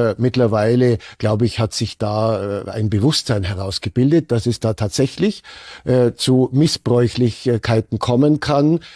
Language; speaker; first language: German; native; German